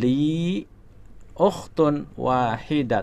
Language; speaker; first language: Arabic; non-native, learner; Indonesian